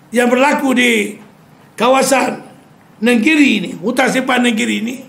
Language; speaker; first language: Malay; native; Malay